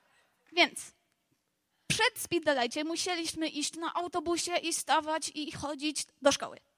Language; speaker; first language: Polish; non-native, learner; English